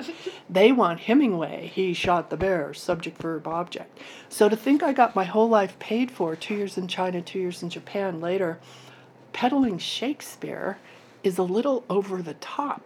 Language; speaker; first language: English; native; English